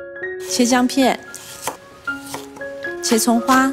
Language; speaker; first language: Chinese; native; Chinese